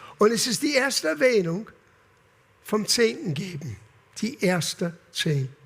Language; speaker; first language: German; non-native, fluent; English